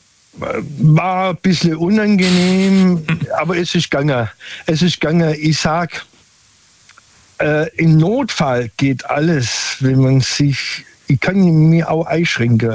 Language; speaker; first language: German; native; German